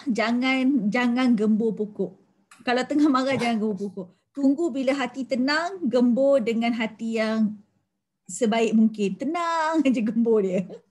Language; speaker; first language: Malay; native; Malay